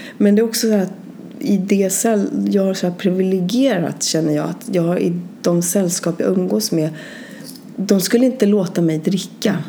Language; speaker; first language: Swedish; early bilingual, other home language; Spanish